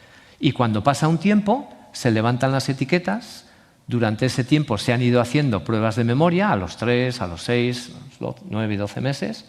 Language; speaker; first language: Spanish; native; Spanish